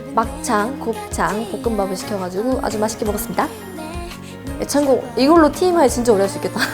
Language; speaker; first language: Korean; native; Korean